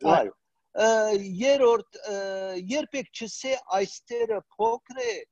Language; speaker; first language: Armenian; early bilingual, heritage; Armenian